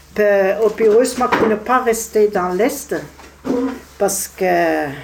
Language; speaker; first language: French; non-native, fluent; German